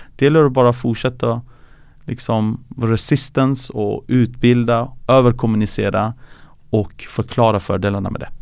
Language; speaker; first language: Swedish; early bilingual, other home language; Persian